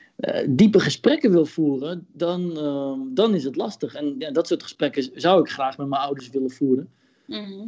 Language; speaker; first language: Dutch; early bilingual, other home language; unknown